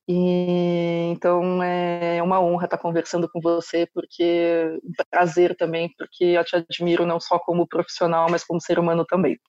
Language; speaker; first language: Portuguese; native; Portuguese